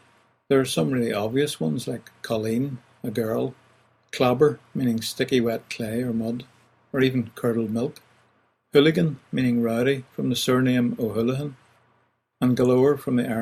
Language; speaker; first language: English; native; English